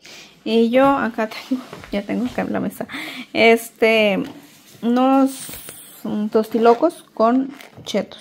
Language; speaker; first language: Spanish; native; Spanish